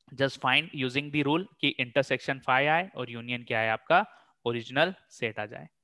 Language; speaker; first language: Hindi; native; Hindi